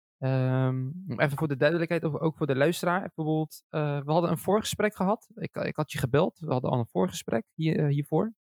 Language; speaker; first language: Dutch; early bilingual, other home language; Arabic